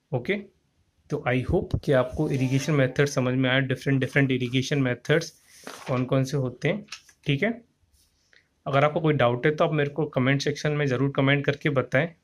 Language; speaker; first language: Hindi; native; Hindi